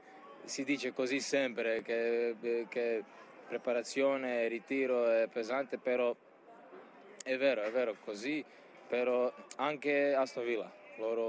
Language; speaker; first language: Italian; non-native, fluent; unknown